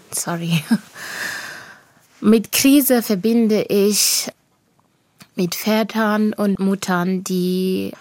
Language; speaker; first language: German; non-native, fluent; Shona